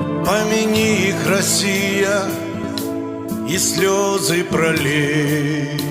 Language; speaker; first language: Russian; native; Russian